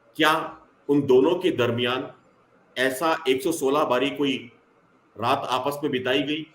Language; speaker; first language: Hindi; native; Hindi